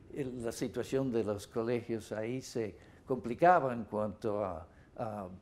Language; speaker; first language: Spanish; non-native, fluent; English